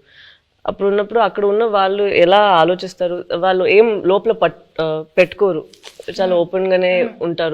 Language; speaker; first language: Telugu; non-native, fluent; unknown